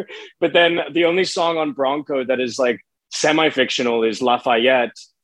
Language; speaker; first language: English; native; English